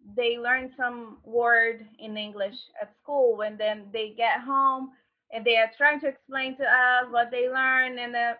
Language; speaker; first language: English; non-native, fluent; Portuguese